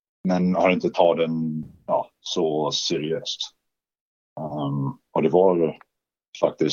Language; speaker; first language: Swedish; non-native, fluent; English